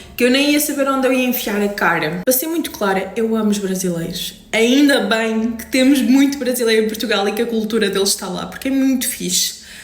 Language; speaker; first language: Portuguese; native; Portuguese